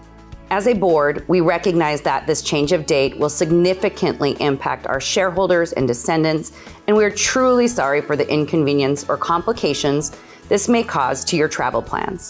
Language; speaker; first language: English; native; English